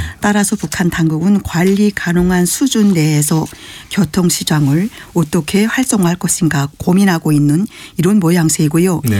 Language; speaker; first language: Korean; native; Korean